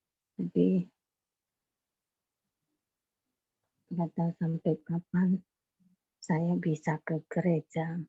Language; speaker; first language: Indonesian; non-native, local second language; Chinese